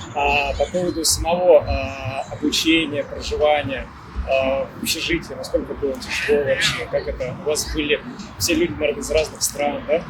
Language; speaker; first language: Russian; native; Russian